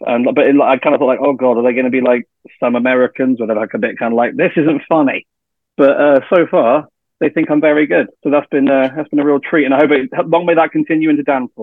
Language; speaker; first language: English; native; English